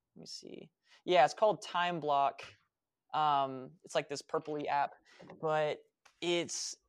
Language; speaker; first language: English; native; English